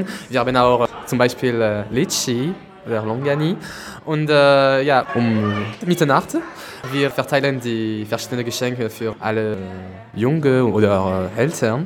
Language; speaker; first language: German; non-native, learner; French